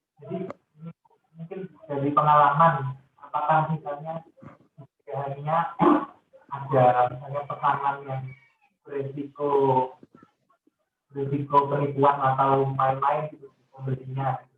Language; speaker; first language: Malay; non-native, local second language; Javanese